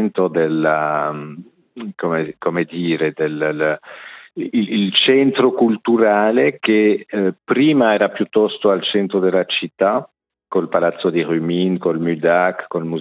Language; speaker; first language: Italian; non-native, local second language; French